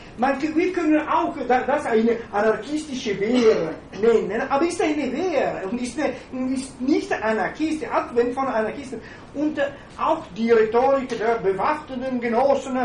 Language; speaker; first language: German; non-native, fluent; Italian